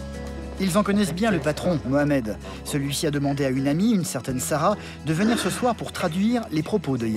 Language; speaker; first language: French; native; French